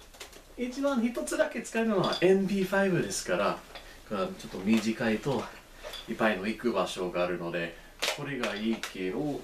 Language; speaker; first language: Japanese; non-native, learner; English